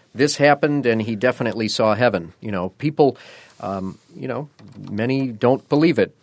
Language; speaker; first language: English; native; English